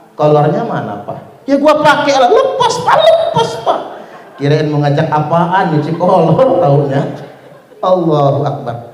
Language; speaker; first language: Indonesian; non-native, local second language; Malay